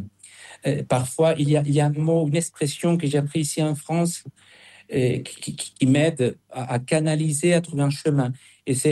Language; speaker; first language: French; non-native, fluent; Spanish